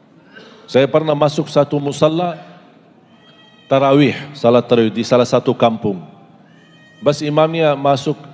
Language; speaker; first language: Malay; non-native, fluent; Arabic